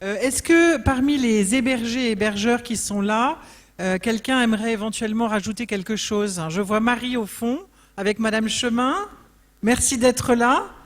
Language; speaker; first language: French; native; French